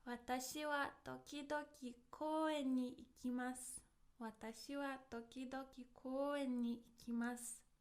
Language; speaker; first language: Japanese; non-native, fluent; English